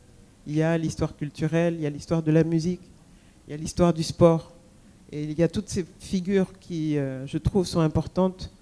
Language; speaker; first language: French; early bilingual, other home language; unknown